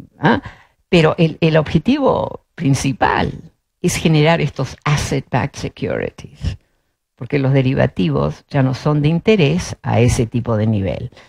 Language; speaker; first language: Spanish; early bilingual, other home language; Dutch